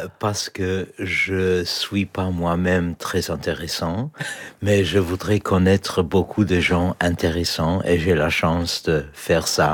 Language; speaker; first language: French; non-native, fluent; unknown